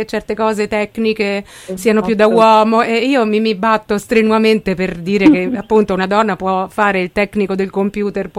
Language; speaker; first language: Italian; native; Italian